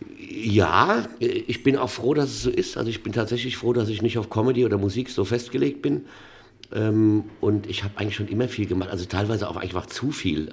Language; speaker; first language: German; native; German